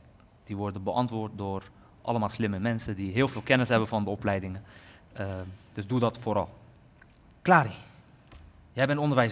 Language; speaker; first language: Dutch; native; Dutch